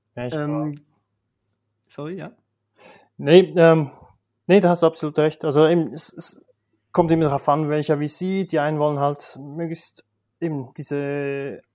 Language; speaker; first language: German; native; German